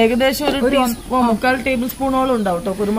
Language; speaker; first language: Malayalam; native; Malayalam